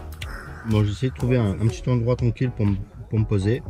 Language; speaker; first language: French; native; French